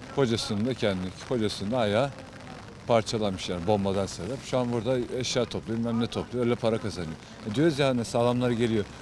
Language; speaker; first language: Turkish; native; Turkish